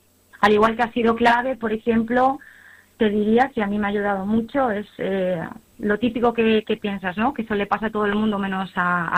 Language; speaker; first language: Spanish; native; Spanish